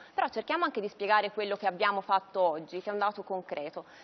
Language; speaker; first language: Italian; native; Italian